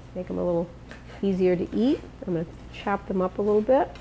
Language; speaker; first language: English; native; English